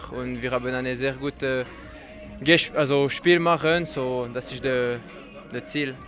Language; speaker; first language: German; non-native, local second language; French